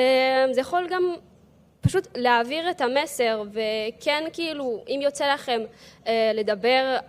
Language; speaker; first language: Hebrew; early bilingual, other home language; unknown